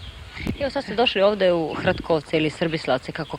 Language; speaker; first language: Bosnian; native; Bosnian